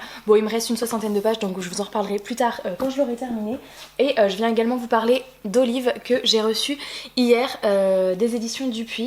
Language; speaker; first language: French; native; French